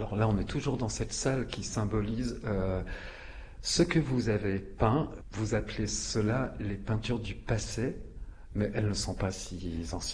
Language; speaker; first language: French; native; French